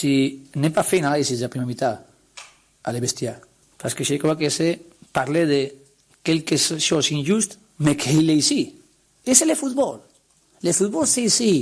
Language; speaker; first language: French; non-native, learner; Spanish